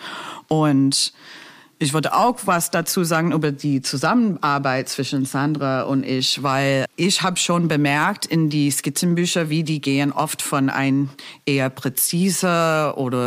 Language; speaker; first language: German; non-native, fluent; English